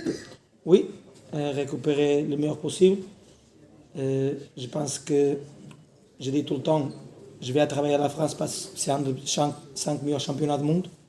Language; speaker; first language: French; non-native, learner; Portuguese